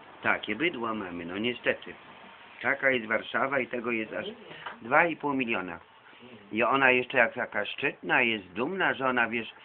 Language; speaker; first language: Polish; native; Polish